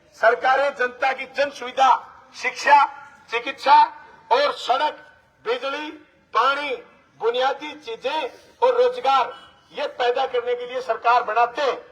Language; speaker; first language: Hindi; native; Hindi